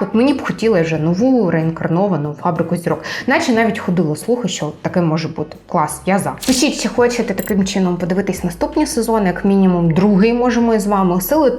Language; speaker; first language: Ukrainian; native; Ukrainian